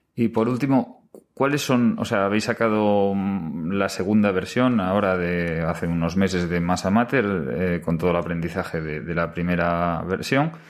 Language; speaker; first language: Spanish; native; Spanish